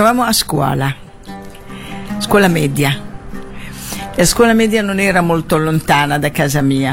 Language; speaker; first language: Italian; non-native, fluent; Arabic